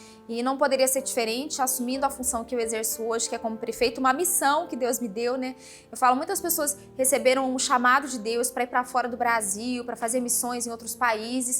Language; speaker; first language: Portuguese; native; Portuguese